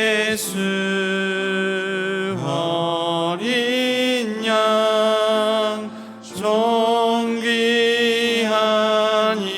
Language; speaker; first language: Korean; native; Korean